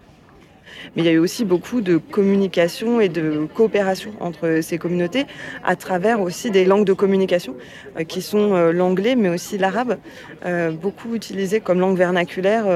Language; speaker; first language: French; native; French